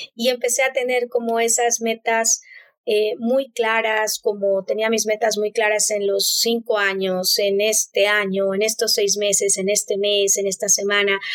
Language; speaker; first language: Spanish; native; Spanish